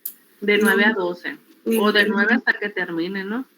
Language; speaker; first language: Spanish; native; Spanish